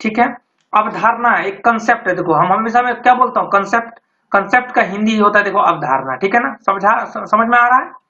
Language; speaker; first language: Hindi; native; Hindi